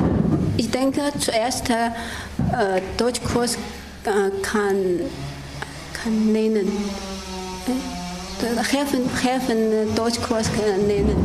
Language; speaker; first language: German; non-native, learner; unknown